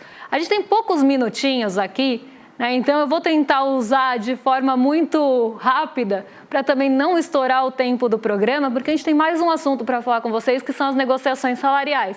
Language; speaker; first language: Portuguese; native; Portuguese